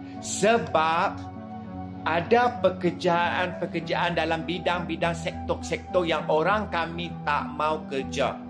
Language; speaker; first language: Malay; native; Malay